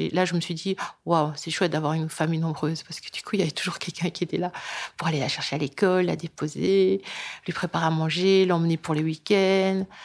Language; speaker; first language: French; early bilingual, other home language; Lingala